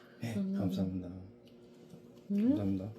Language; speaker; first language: Korean; non-native, learner; Filipino